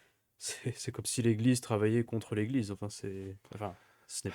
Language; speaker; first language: French; native; French